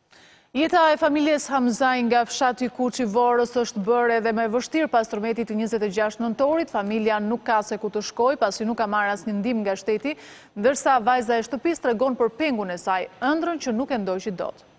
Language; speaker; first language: Albanian; native; Albanian